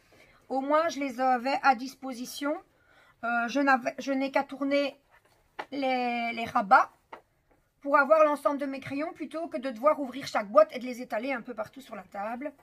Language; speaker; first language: French; native; French